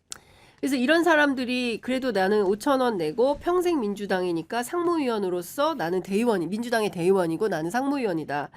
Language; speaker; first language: Korean; native; Korean